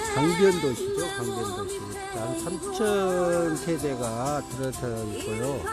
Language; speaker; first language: Korean; native; Korean